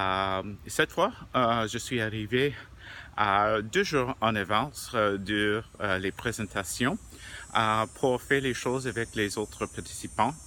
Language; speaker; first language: French; non-native, learner; English